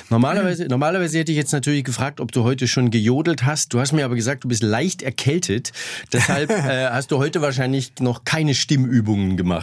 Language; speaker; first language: German; native; German